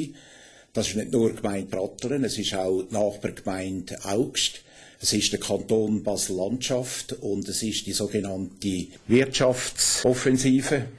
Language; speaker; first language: German; native; German